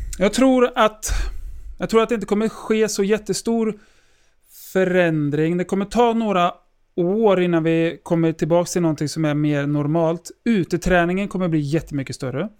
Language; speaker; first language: Swedish; native; Swedish